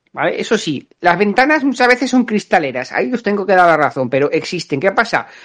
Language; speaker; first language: Spanish; native; Spanish